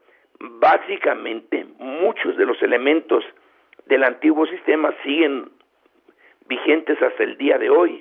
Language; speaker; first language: Spanish; native; Spanish